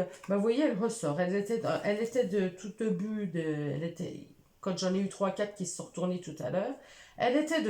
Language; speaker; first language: French; native; French